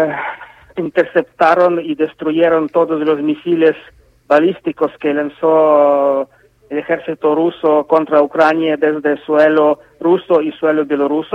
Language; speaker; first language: Spanish; non-native, fluent; Ukrainian